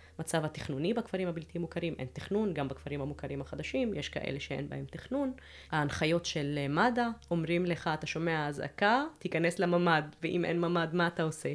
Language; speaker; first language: Hebrew; non-native, local second language; Arabic